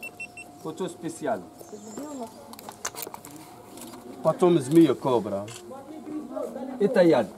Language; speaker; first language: Russian; non-native, learner; Arabic